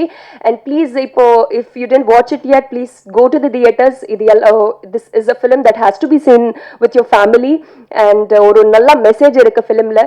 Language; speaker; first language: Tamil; non-native, learner; Telugu